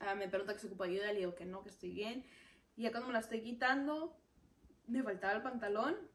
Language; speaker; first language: Spanish; early bilingual, heritage; Spanish